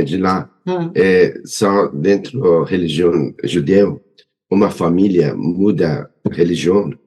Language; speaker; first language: Portuguese; non-native, learner; Persian